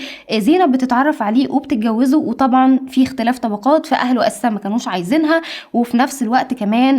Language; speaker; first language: Arabic; native; Arabic